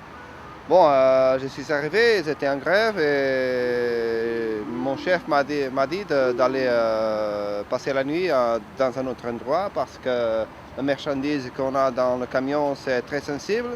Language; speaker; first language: French; non-native, fluent; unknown